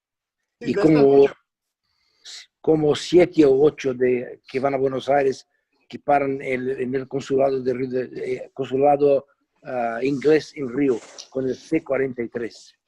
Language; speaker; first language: Spanish; non-native, fluent; Portuguese